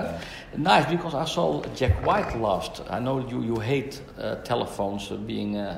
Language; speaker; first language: English; non-native, fluent; Dutch